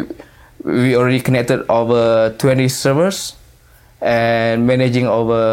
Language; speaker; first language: English; non-native, local second language; Malay